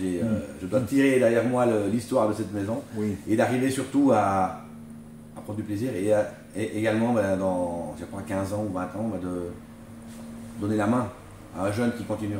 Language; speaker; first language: French; native; French